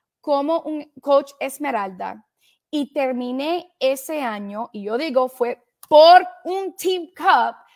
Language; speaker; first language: Spanish; early bilingual, heritage; Spanish